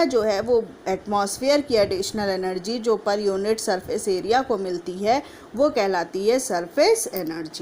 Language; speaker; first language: Hindi; native; Hindi